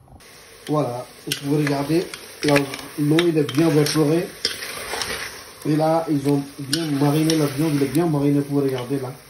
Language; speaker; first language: French; non-native, learner; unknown